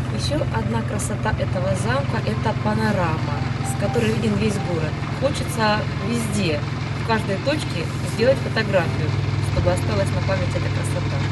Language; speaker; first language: Russian; native; Russian